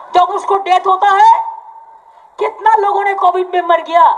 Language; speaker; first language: Hindi; non-native, local second language; Bangla